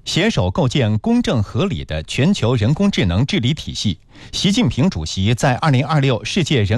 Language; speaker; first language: Chinese; native; Chinese